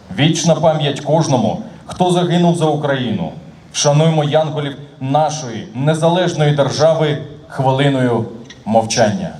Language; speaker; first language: Ukrainian; native; Ukrainian